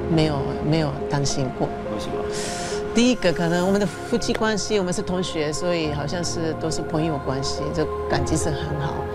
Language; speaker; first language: Chinese; non-native, fluent; Japanese